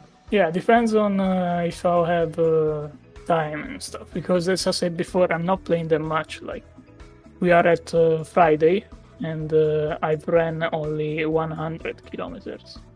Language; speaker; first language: English; non-native, fluent; Italian